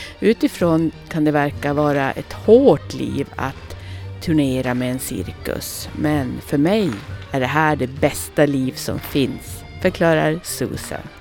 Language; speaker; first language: Swedish; native; Swedish